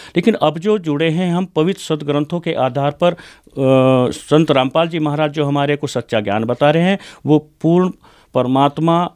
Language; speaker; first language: Hindi; native; Hindi